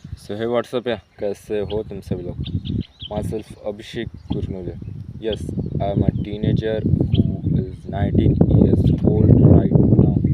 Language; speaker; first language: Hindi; non-native, local second language; Marathi